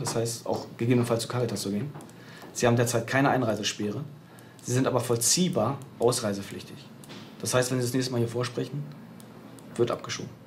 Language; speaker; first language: German; native; German